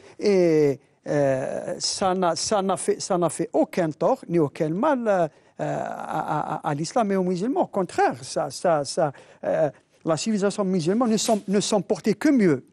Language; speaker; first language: French; non-native, local second language; Arabic